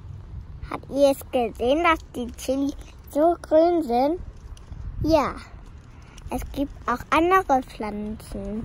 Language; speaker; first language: German; early bilingual, other home language; Indonesian